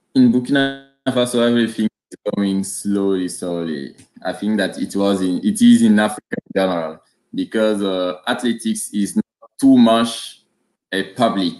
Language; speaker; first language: English; non-native, learner; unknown